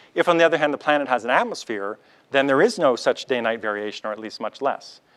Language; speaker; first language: English; native; English